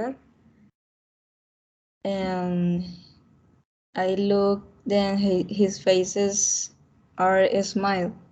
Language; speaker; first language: English; non-native, learner; Spanish